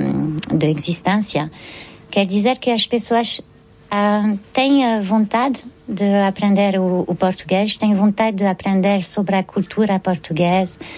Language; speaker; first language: Portuguese; non-native, fluent; French